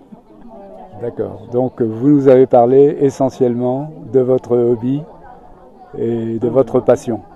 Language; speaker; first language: French; native; French